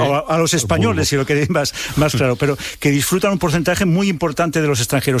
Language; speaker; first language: Spanish; native; Spanish